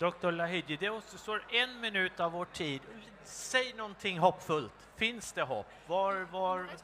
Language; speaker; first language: Swedish; native; Swedish